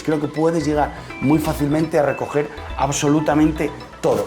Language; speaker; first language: Spanish; native; Spanish